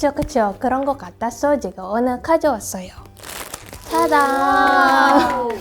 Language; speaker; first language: Korean; non-native, learner; Indonesian